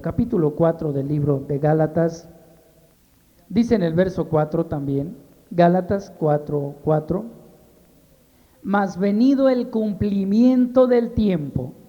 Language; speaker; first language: Spanish; native; Spanish